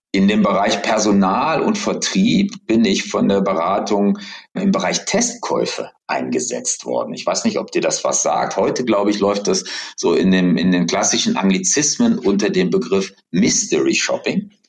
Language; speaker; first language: German; native; German